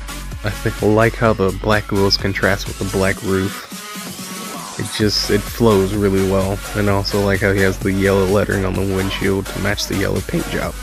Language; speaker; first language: English; native; English